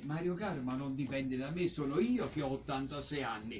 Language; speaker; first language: Italian; native; Italian